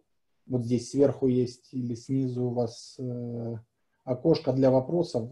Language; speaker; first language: Russian; native; Russian